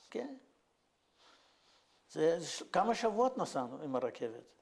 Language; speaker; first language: Hebrew; non-native, fluent; Yiddish